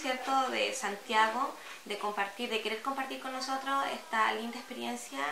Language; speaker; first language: Spanish; native; Spanish